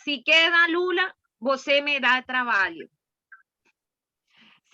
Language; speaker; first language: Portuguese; non-native, learner; Spanish